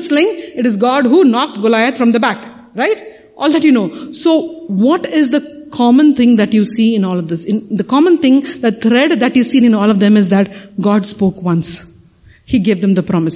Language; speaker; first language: English; non-native, local second language; Tamil